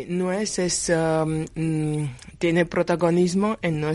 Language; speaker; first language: Spanish; non-native, learner; Georgian